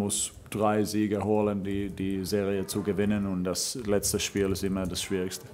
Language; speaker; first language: German; non-native, fluent; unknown